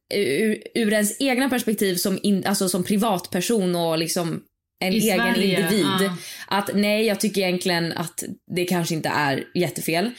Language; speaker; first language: Swedish; native; Swedish